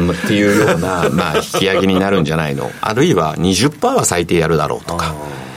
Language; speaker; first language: Japanese; native; Japanese